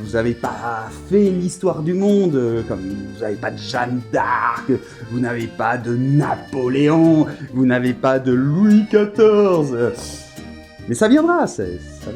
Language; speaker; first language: French; native; French